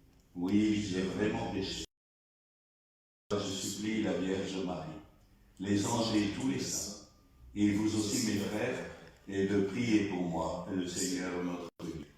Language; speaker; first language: French; native; French